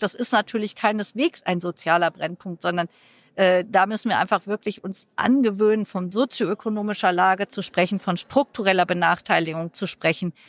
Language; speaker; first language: German; native; German